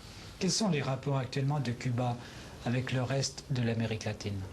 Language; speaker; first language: French; native; French